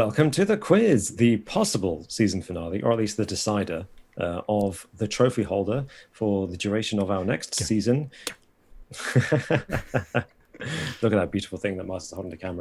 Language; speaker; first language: English; native; English